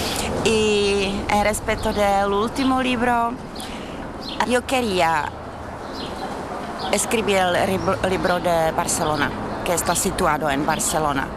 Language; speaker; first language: Spanish; non-native, fluent; Czech